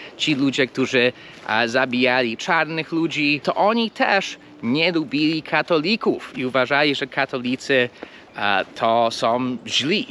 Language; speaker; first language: Polish; non-native, fluent; English